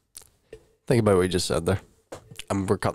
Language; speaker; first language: English; native; English